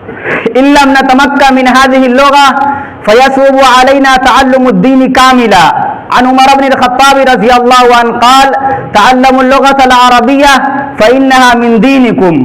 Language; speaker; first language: Arabic; non-native, fluent; Urdu